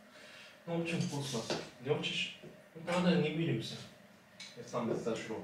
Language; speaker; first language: Russian; non-native, learner; Korean